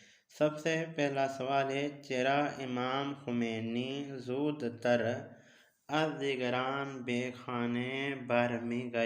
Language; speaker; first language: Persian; non-native, fluent; Urdu